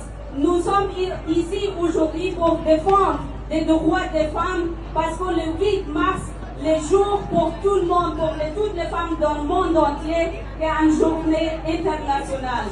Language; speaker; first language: French; non-native, fluent; Persian